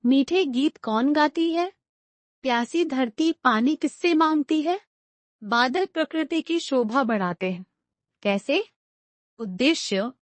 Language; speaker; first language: Hindi; non-native, local second language; Telugu